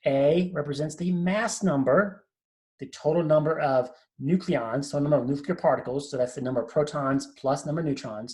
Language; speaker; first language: English; native; English